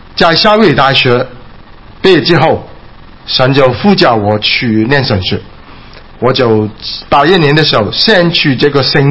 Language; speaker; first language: Chinese; non-native, local second language; Cantonese